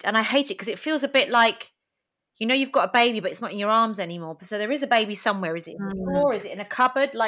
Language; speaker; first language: English; early bilingual, other home language; Greek